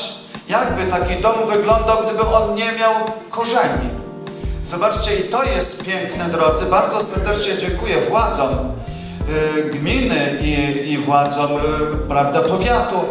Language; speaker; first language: Polish; native; Polish